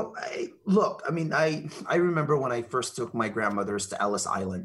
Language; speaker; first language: English; native; English